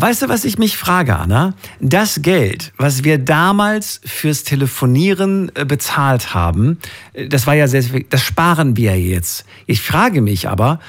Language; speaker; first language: German; native; German